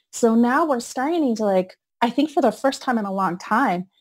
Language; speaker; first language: English; native; English